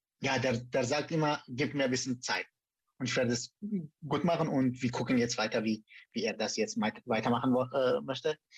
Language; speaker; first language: German; non-native, fluent; Central Kurdish